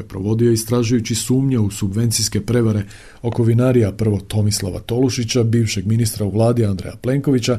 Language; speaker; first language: Croatian; native; Croatian